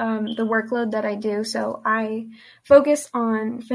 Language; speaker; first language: English; early bilingual, other home language; Spanish